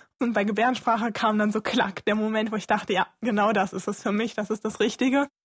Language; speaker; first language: German; native; German